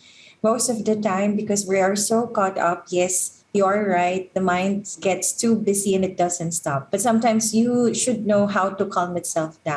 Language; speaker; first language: English; non-native, local second language; Filipino